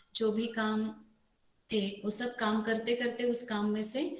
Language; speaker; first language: Hindi; non-native, local second language; Marathi